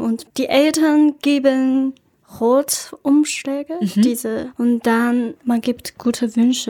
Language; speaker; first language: German; non-native, learner; Chinese